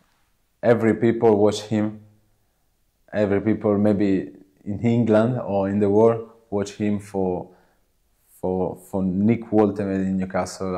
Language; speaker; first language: English; non-native, learner; Italian